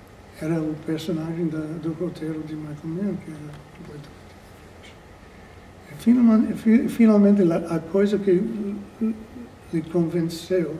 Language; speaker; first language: Portuguese; non-native, fluent; English